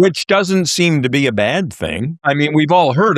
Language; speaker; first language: English; native; English